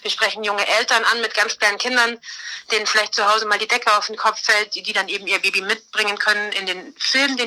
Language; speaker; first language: German; native; German